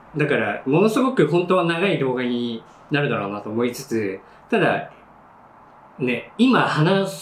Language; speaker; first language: Japanese; native; Japanese